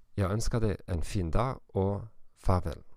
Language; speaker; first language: Norwegian; non-native, learner; German